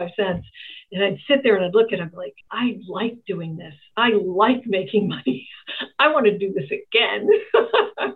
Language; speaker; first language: English; native; English